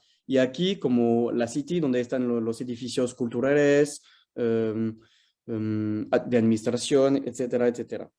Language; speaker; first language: Spanish; non-native, fluent; French